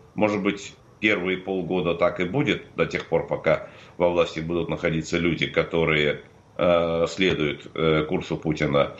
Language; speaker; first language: Russian; native; Russian